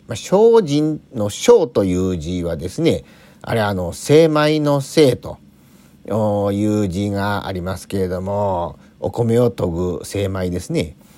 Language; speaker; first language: Japanese; native; Japanese